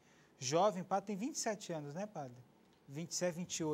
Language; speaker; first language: Portuguese; native; Portuguese